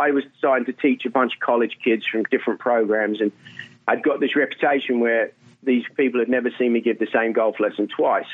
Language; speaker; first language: English; native; English